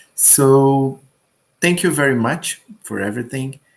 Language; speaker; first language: English; non-native, learner; Portuguese